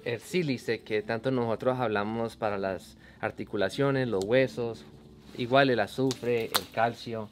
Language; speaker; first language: Spanish; native; Spanish